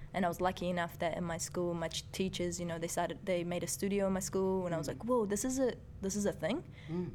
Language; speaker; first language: English; early bilingual, other home language; Persian